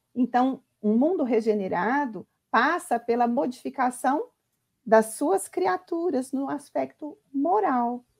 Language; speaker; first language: Portuguese; native; Portuguese